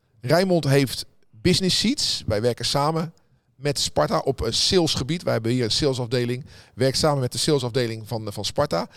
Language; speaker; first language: Dutch; native; Dutch